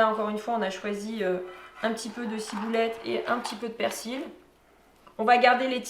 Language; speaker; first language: French; native; French